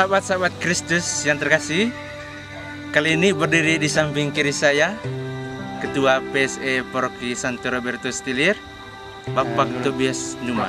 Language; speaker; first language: Indonesian; native; Indonesian